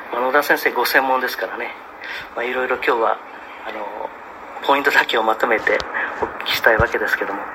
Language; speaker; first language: Japanese; native; Japanese